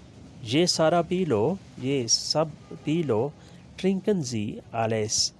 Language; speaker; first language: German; non-native, fluent; Urdu